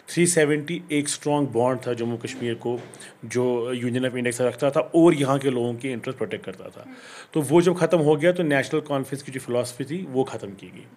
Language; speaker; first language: Hindi; non-native, local second language; Kashmiri